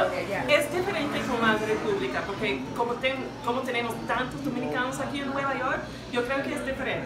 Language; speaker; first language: Spanish; non-native, fluent; English